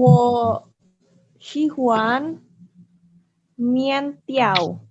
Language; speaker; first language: Chinese; non-native, learner; Indonesian